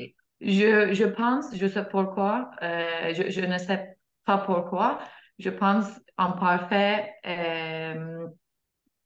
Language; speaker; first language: French; non-native, learner; Turkish